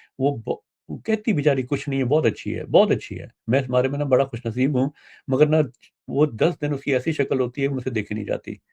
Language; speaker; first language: Urdu; native; Urdu